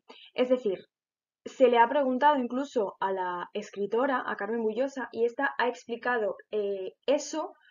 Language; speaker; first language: Spanish; native; Spanish